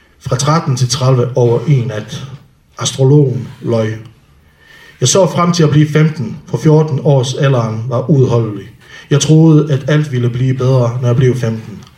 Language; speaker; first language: Danish; non-native, fluent; Bosnian